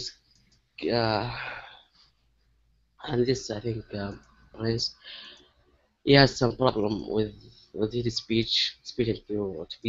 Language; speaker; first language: English; non-native, learner; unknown